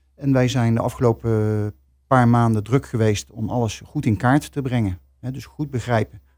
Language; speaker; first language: English; non-native, fluent; Dutch